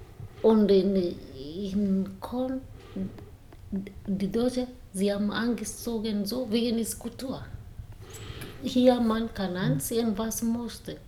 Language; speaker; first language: German; non-native, learner; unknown